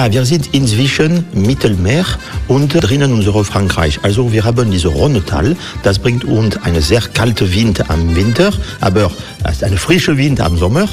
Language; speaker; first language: German; non-native, fluent; French